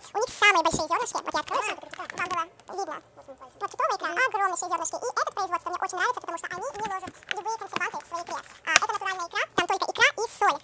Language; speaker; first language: Russian; early bilingual, heritage; Russian